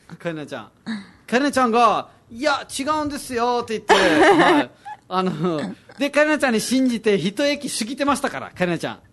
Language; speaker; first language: Japanese; non-native, fluent; Nepali